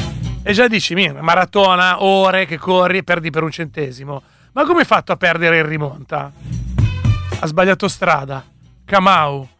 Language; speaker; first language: Italian; native; Italian